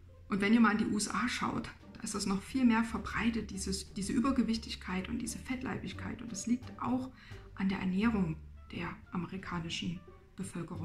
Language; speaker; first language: German; native; German